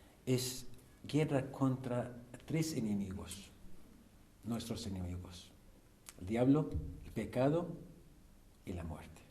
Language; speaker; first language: Spanish; non-native, fluent; Arabic